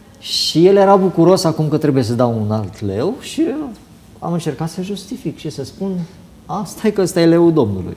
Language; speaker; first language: Romanian; native; Romanian